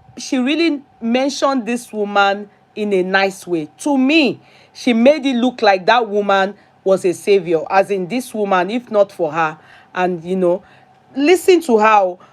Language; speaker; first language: English; non-native, local second language; Yoruba